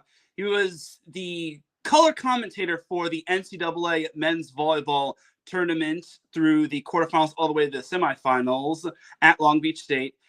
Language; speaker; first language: English; native; English